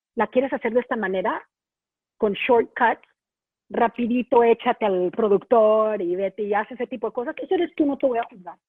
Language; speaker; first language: Spanish; native; Spanish